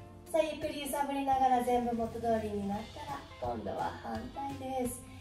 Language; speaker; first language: Japanese; native; Japanese